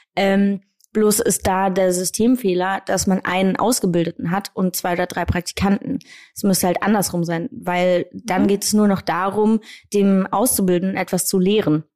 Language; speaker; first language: German; native; German